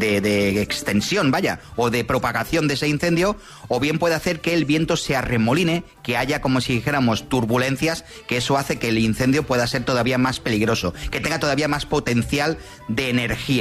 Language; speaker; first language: Spanish; native; Spanish